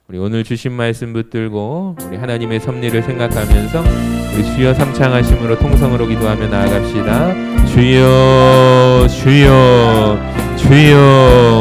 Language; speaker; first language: Korean; native; Korean